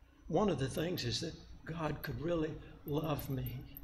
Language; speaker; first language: English; native; English